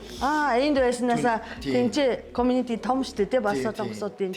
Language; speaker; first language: Mongolian; non-native, fluent; Japanese